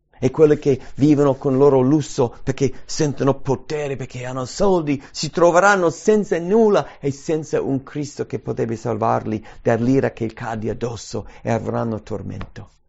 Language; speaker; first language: Italian; early bilingual, heritage; English